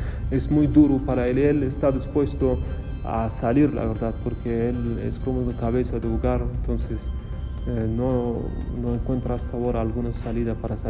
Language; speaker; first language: Spanish; non-native, fluent; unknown